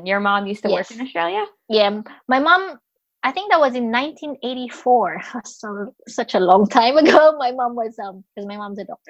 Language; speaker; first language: English; non-native, local second language; Filipino